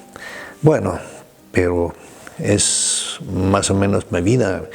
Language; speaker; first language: Spanish; non-native, fluent; German